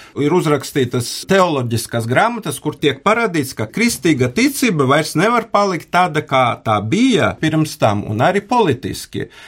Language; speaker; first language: Latvian; native; Latvian